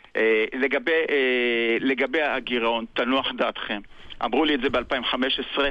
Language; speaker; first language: Hebrew; native; Hebrew